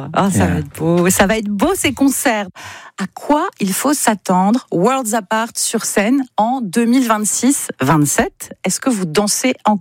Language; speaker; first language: French; native; French